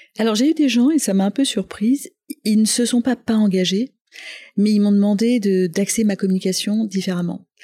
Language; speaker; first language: French; non-native, local second language; Arabic